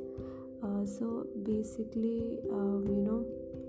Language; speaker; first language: English; non-native, local second language; Hindi